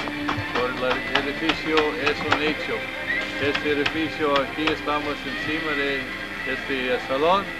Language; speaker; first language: Spanish; non-native, learner; English